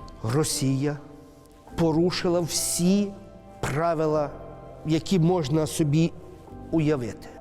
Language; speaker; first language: Ukrainian; native; Ukrainian